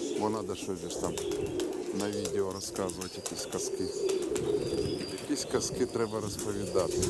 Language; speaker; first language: Ukrainian; non-native, local second language; Russian